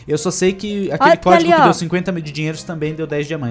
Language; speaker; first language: Portuguese; native; Portuguese